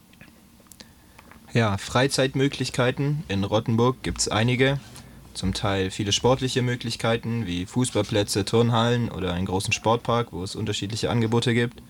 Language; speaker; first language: German; native; German